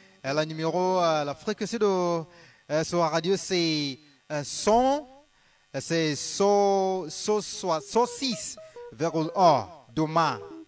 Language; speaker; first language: French; non-native, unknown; Luo (Kenya and Tanzania)